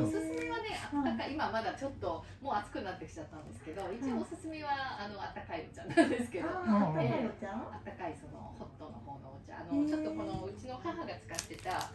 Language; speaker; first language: Japanese; native; Japanese